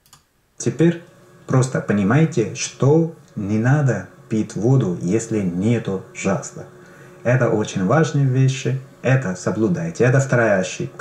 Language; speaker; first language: Russian; non-native, learner; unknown